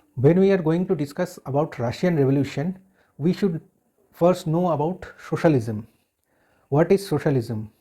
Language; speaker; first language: English; non-native, local second language; Bangla